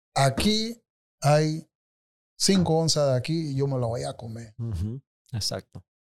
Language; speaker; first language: Spanish; native; Spanish